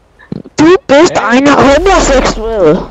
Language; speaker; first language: German; non-native, learner; Danish